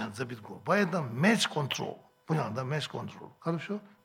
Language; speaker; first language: Russian; non-native, learner; Tibetan